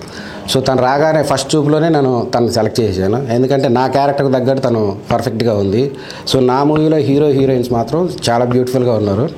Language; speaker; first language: Telugu; native; Telugu